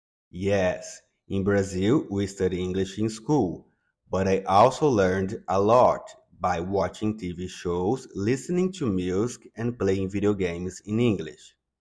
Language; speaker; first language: English; non-native, fluent; Portuguese